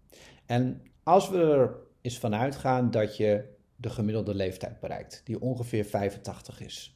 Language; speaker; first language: Dutch; native; Dutch